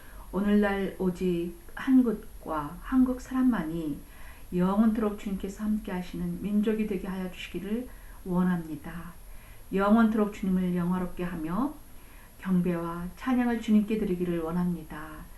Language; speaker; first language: Korean; native; Korean